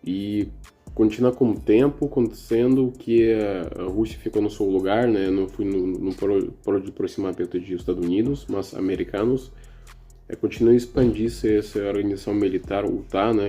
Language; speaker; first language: Portuguese; non-native, learner; Russian